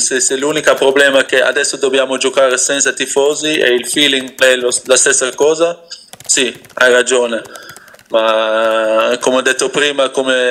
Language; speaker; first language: Italian; non-native, fluent; Dutch